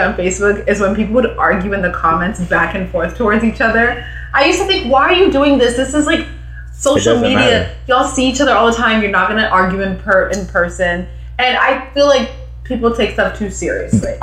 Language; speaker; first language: English; non-native, local second language; Swahili